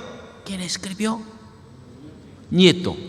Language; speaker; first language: Spanish; non-native, learner; Korean